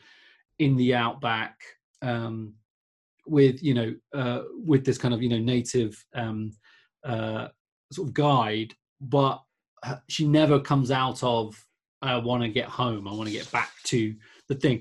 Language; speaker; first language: English; native; English